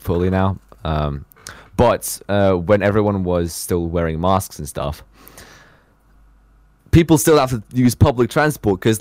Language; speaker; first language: English; non-native, fluent; Norwegian